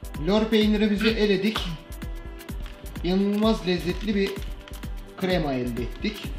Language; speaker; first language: Turkish; native; Turkish